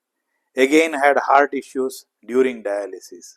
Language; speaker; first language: English; non-native, local second language; Kannada